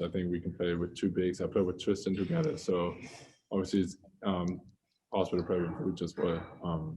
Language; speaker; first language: English; non-native, fluent; German